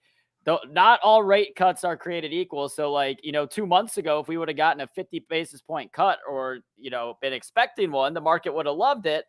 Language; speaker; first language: English; native; English